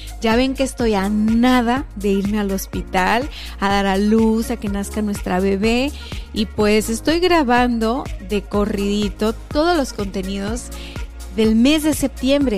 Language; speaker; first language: Spanish; native; Spanish